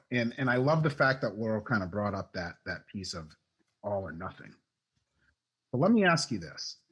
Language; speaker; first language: English; native; English